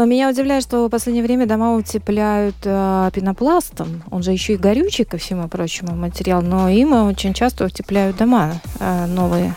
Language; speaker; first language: Russian; native; Russian